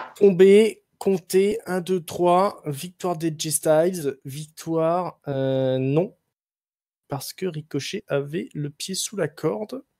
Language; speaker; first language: French; native; French